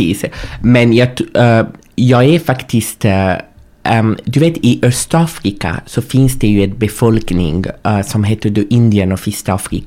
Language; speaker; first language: Swedish; non-native, fluent; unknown